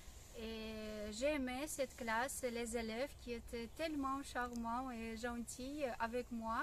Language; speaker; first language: French; non-native, fluent; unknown